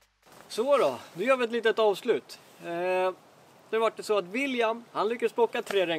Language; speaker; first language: Swedish; native; Swedish